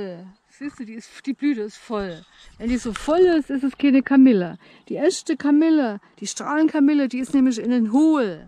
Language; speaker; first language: German; native; German